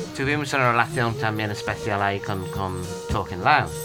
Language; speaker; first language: Spanish; non-native, fluent; English